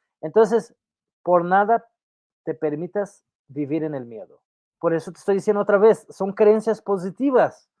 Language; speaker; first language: Spanish; non-native, fluent; Portuguese